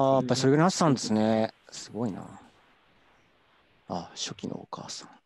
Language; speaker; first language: Japanese; native; Japanese